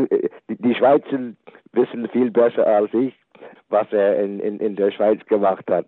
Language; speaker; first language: German; non-native, fluent; English